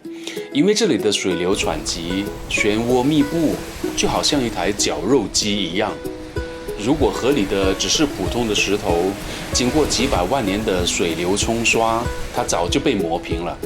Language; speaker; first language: Chinese; native; Chinese